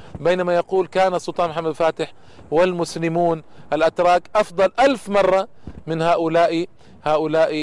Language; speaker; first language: Arabic; native; Arabic